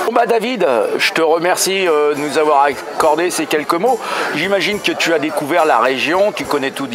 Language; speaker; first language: French; native; French